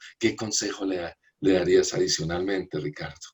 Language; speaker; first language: Spanish; native; Spanish